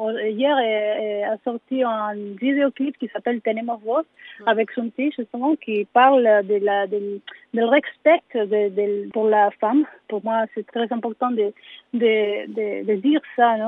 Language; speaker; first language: French; non-native, learner; Spanish